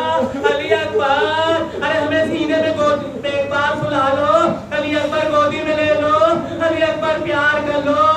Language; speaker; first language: Urdu; native; Urdu